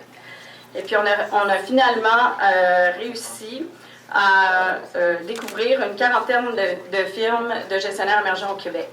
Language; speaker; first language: French; native; French